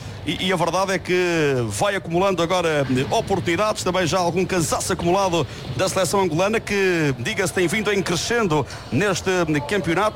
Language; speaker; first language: Portuguese; native; Portuguese